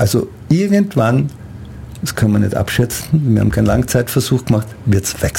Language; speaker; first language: German; native; German